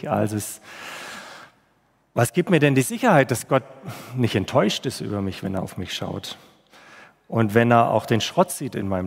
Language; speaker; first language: German; native; German